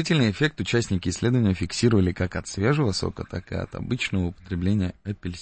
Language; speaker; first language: Russian; native; Russian